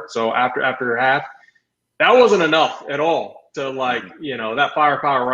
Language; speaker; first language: English; native; English